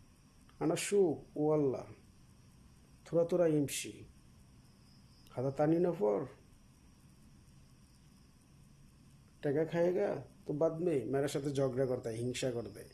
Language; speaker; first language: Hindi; non-native, learner; Bangla